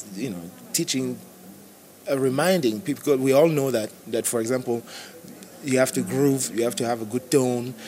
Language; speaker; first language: English; non-native, local second language; French